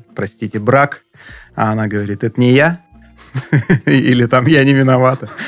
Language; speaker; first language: Russian; native; Russian